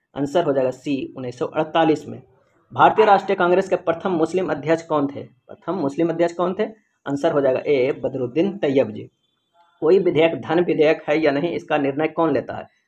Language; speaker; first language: Hindi; native; Hindi